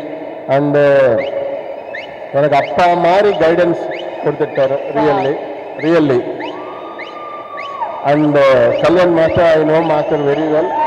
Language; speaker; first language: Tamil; non-native, learner; Telugu